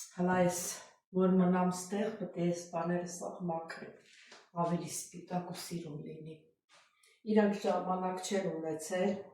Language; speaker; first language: Armenian; native; Armenian